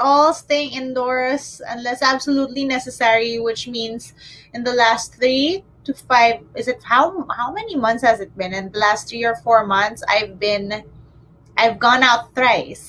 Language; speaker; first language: English; non-native, local second language; Filipino